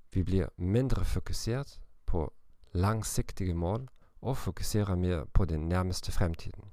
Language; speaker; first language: Norwegian; non-native, learner; German